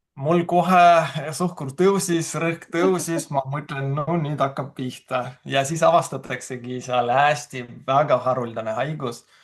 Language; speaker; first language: Estonian; non-native, fluent; Russian